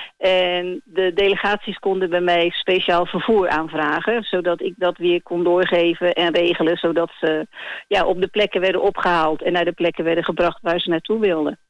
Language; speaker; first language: Dutch; native; Dutch